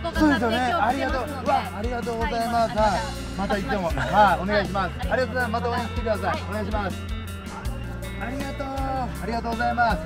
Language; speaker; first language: Japanese; native; Japanese